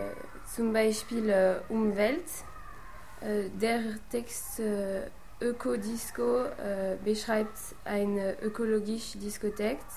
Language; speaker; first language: German; non-native, learner; French